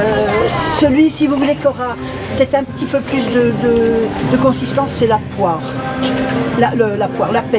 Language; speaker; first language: French; native; French